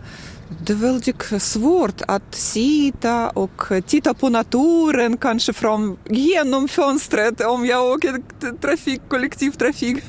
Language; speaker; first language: Swedish; non-native, learner; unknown